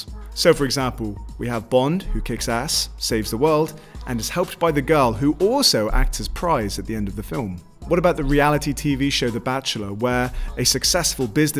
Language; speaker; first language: English; native; English